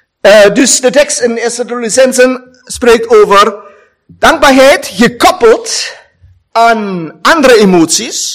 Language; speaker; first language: Dutch; non-native, fluent; German